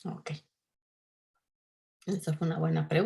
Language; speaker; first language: Spanish; native; Spanish